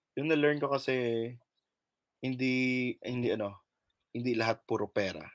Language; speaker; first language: Filipino; native; Filipino